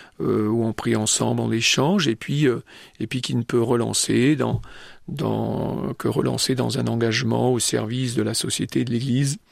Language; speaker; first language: French; native; French